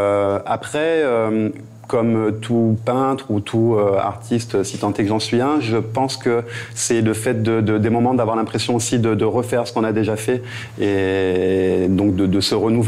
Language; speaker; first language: French; native; French